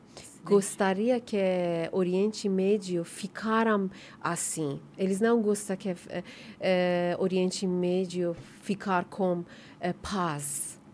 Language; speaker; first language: Portuguese; non-native, learner; Persian